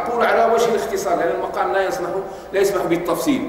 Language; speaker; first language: Arabic; native; Arabic